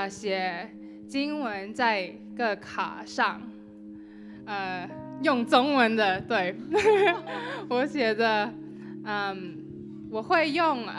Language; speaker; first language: Chinese; non-native, learner; English